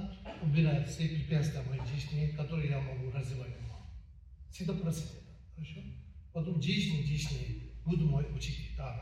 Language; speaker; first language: Russian; non-native, learner; Tibetan